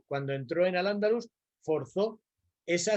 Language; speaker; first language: Spanish; native; Spanish